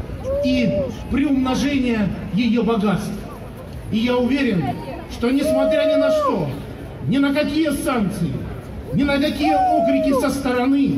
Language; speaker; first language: Russian; native; Russian